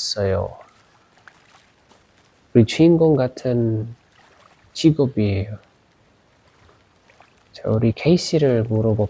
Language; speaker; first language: Korean; non-native, learner; Indonesian